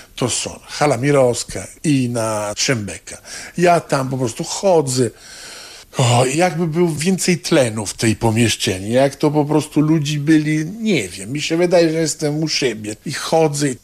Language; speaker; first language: Polish; non-native, learner; Italian